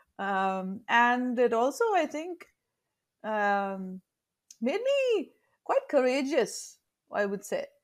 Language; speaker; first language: English; non-native, local second language; Tamil